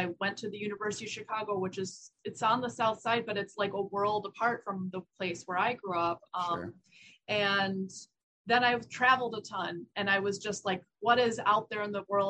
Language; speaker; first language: English; native; English